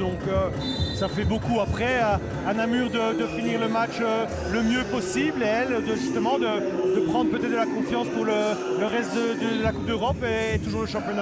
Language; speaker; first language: French; native; French